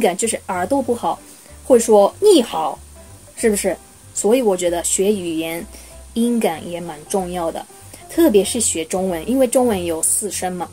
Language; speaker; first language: Chinese; non-native, fluent; Japanese